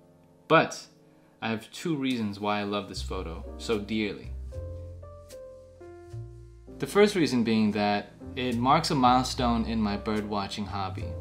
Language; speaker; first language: English; native; English